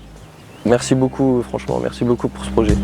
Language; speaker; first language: French; native; French